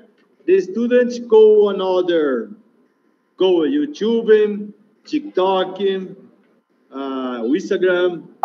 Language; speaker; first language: English; non-native, learner; Portuguese